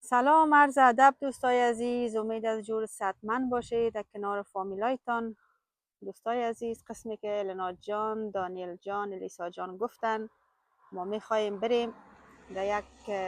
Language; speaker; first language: Persian; native; Persian